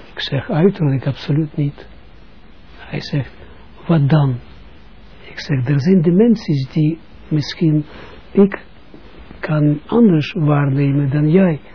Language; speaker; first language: Dutch; non-native, fluent; Russian